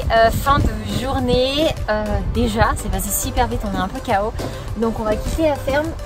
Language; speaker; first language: French; native; French